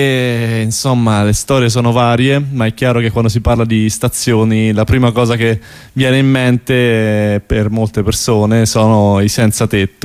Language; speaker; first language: Italian; native; Italian